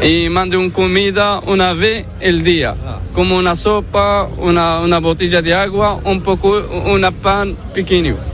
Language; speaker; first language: Spanish; non-native, learner; Arabic